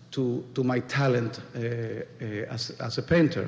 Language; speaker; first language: English; non-native, fluent; Spanish